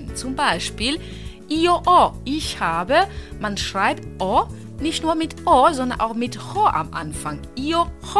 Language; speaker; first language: German; non-native, local second language; Italian